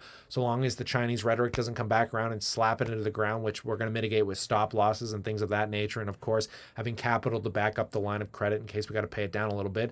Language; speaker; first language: English; native; English